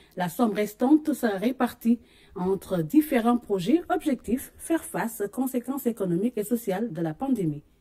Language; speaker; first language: French; non-native, local second language; Wolof